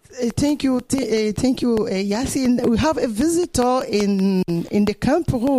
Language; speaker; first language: English; non-native, fluent; German